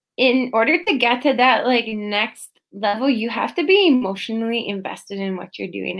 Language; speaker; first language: English; native; English